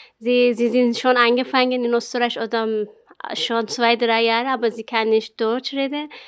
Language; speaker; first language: German; non-native, learner; Persian